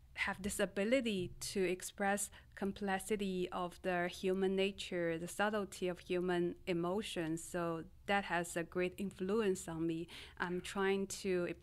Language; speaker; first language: English; non-native, fluent; Chinese